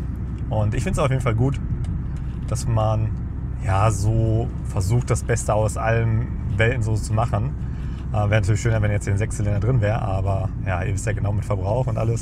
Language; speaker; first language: German; native; German